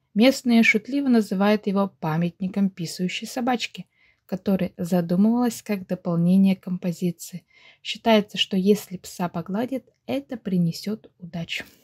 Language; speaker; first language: Russian; native; Russian